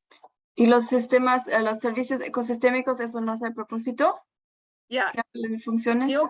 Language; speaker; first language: Spanish; non-native, fluent; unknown